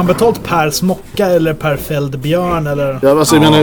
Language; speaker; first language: Swedish; native; Swedish